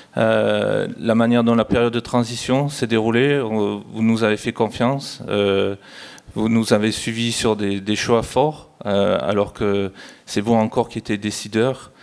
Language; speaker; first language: French; native; French